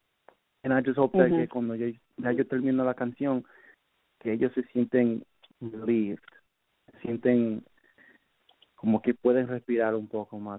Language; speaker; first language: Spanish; early bilingual, heritage; Spanish